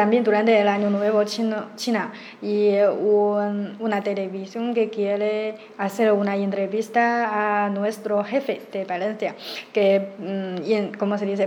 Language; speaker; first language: Spanish; non-native, learner; Chinese